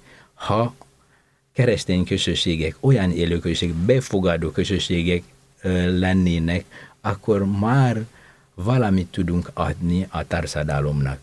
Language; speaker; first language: Hungarian; non-native, fluent; Indonesian